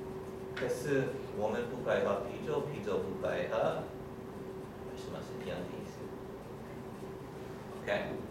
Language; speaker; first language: Chinese; non-native, fluent; English